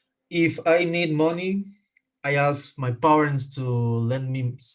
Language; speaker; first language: English; non-native, learner; Spanish